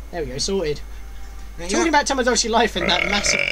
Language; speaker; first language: English; native; English